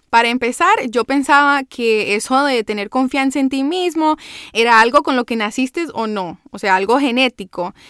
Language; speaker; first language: Spanish; early bilingual, heritage; Spanish